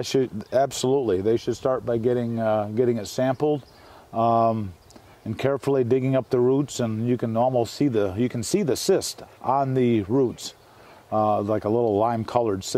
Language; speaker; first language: English; native; English